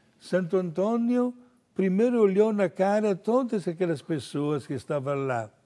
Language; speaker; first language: Portuguese; non-native, fluent; Italian